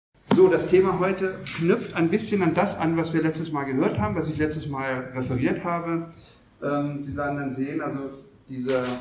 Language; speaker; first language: German; native; German